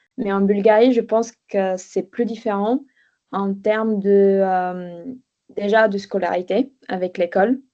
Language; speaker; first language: French; non-native, fluent; Bulgarian